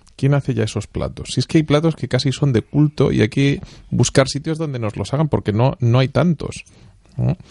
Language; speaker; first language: Spanish; native; Spanish